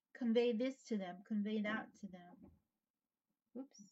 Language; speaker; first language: English; native; English